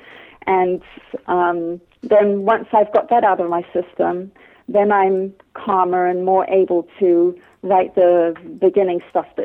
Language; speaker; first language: English; native; English